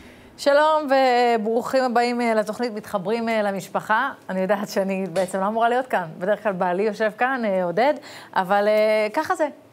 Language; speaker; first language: Hebrew; native; Hebrew